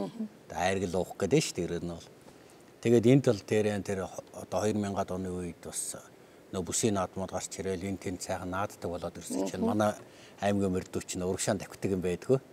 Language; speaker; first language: Mongolian; native; Mongolian